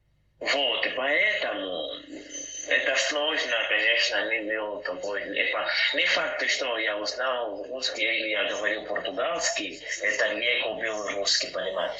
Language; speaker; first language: Russian; non-native, learner; Portuguese